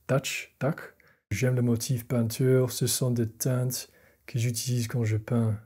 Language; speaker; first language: French; non-native, fluent; English